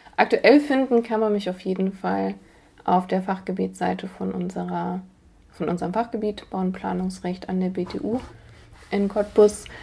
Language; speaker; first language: German; native; German